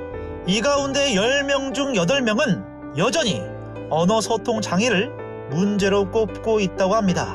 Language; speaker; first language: Korean; native; Korean